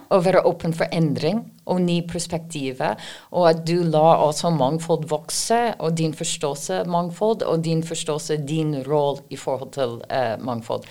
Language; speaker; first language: Norwegian; non-native, fluent; English